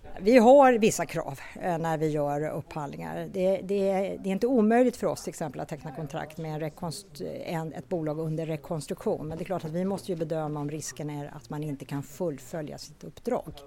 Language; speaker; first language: Swedish; native; Swedish